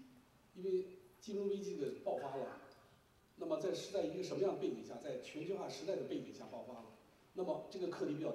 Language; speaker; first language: Chinese; native; Chinese